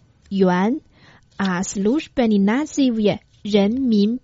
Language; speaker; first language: Croatian; non-native, fluent; Chinese